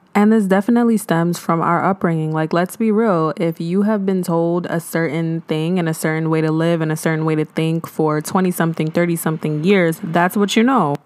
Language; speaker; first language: English; early bilingual, other home language; Haitian Creole